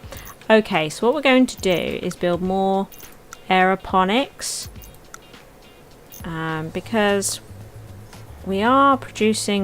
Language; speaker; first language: English; native; English